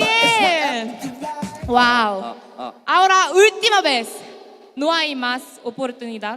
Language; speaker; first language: Spanish; non-native, learner; Korean